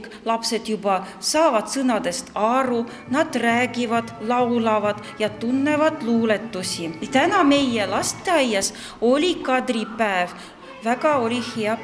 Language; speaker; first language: Estonian; non-native, local second language; Russian